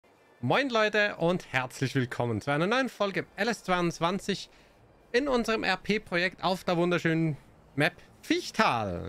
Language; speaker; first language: German; native; German